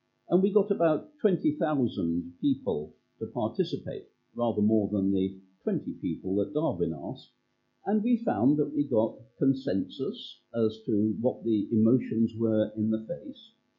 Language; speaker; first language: English; native; English